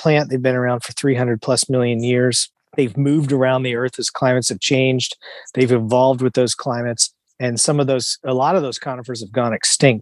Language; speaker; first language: English; native; English